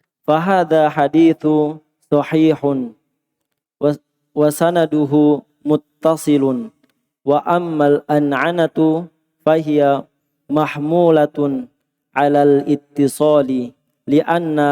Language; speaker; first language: Arabic; non-native, learner; Indonesian